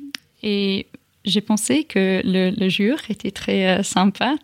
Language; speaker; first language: French; non-native, fluent; English